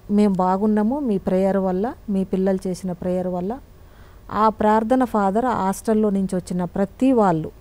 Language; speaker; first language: Telugu; native; Telugu